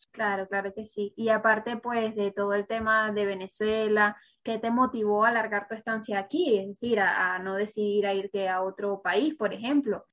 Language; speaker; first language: Spanish; native; Spanish